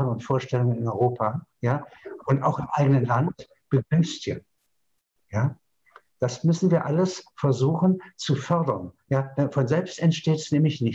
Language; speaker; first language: German; native; German